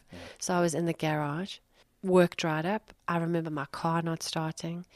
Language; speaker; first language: English; native; English